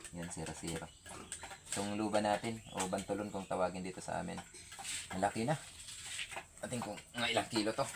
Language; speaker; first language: Filipino; non-native, local second language; Waray